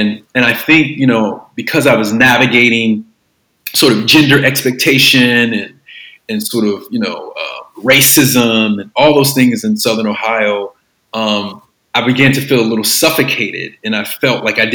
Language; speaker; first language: English; native; English